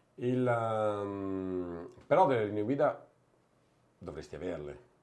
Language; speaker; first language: Italian; native; Italian